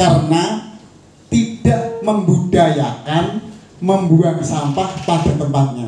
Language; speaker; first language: Indonesian; native; Indonesian